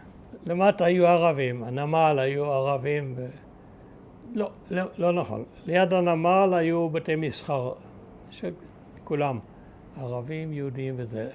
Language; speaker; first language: Hebrew; early bilingual, other home language; German